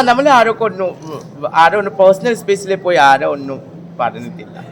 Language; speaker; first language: Malayalam; non-native, local second language; Assamese